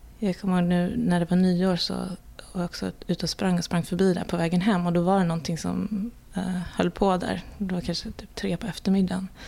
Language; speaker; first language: Swedish; native; Swedish